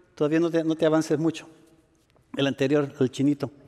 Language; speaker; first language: Spanish; native; Spanish